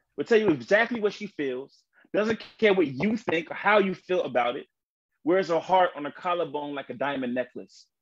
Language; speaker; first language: English; native; English